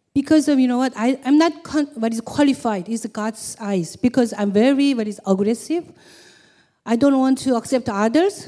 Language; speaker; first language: English; non-native, learner; Korean